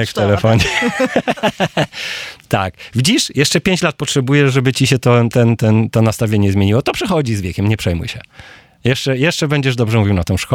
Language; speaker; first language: Polish; native; Polish